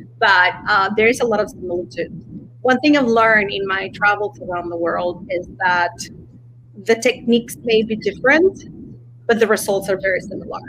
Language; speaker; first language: English; non-native, fluent; Spanish